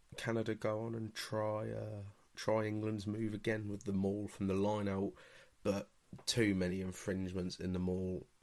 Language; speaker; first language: English; native; English